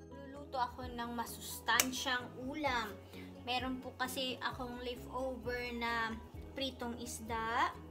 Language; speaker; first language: Filipino; non-native, local second language; Hiligaynon